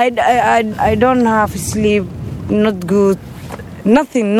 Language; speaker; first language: English; non-native, learner; Somali